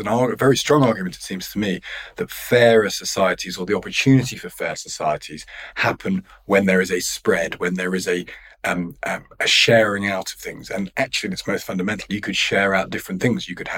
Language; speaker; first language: English; native; English